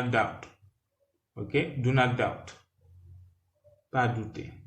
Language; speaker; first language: English; non-native, learner; Haitian Creole